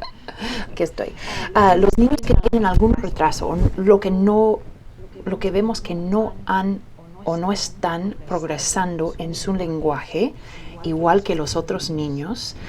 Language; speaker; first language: Spanish; early bilingual, heritage; Spanish